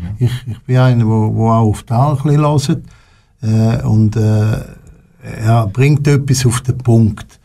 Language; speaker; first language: German; non-native, local second language; French